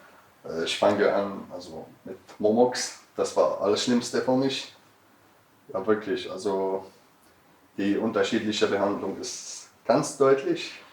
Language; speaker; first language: German; non-native, learner; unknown